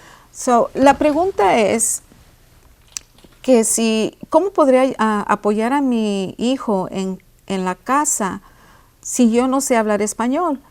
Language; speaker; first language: Spanish; early bilingual, heritage; Spanish